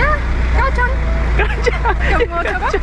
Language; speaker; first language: Indonesian; non-native, learner; English